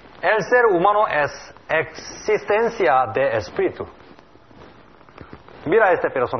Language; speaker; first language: Spanish; non-native, learner; Korean